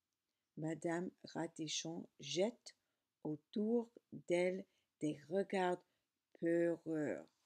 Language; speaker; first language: French; non-native, learner; English